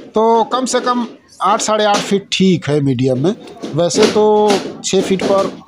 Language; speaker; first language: Hindi; native; Hindi